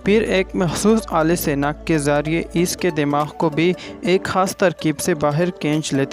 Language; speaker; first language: Urdu; native; Urdu